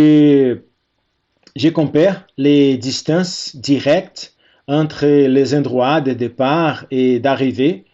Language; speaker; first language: French; non-native, fluent; Portuguese